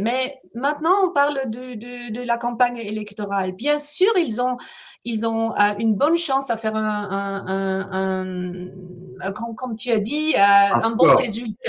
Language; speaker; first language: French; non-native, fluent; German